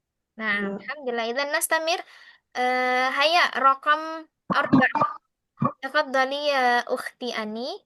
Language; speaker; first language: Arabic; non-native, fluent; Indonesian